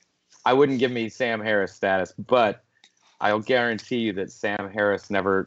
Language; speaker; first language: English; native; English